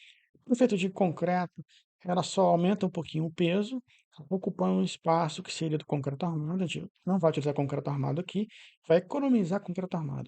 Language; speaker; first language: Portuguese; native; Portuguese